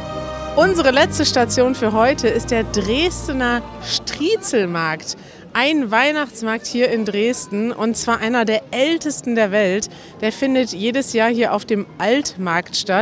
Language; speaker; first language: German; native; German